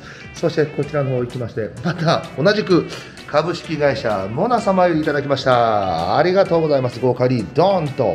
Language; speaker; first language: Japanese; native; Japanese